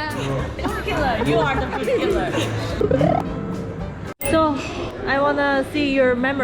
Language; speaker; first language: English; non-native, learner; Korean